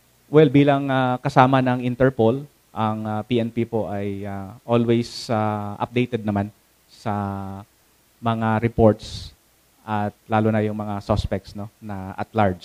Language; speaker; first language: Filipino; native; Filipino